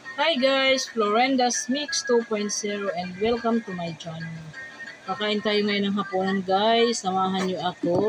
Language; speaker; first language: Filipino; non-native, local second language; Cebuano